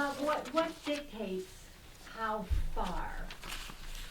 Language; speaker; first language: English; native; English